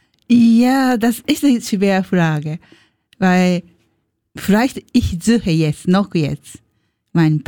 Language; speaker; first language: German; non-native, learner; Japanese